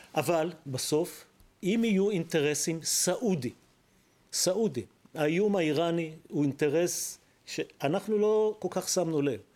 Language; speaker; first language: Hebrew; native; Hebrew